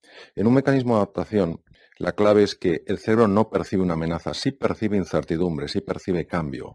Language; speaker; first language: Spanish; native; Spanish